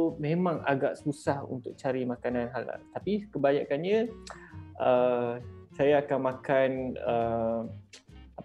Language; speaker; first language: Malay; native; Malay